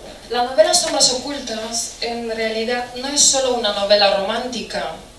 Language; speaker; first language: Spanish; non-native, fluent; Romanian